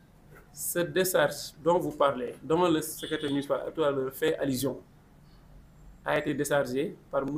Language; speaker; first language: French; non-native, local second language; Wolof